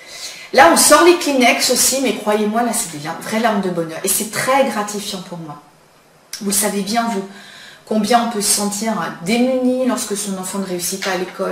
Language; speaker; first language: French; native; French